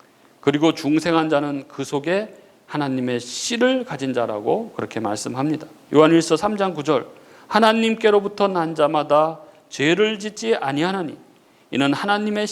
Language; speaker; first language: Korean; native; Korean